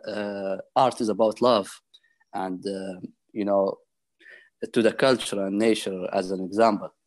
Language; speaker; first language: English; non-native, fluent; Arabic